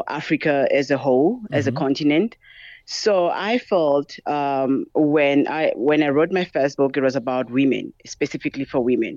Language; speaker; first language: English; non-native, local second language; Tsonga